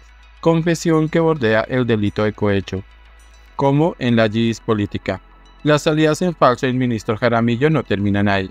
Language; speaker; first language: Spanish; native; Spanish